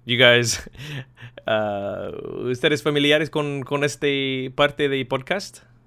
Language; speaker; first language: Spanish; non-native, learner; English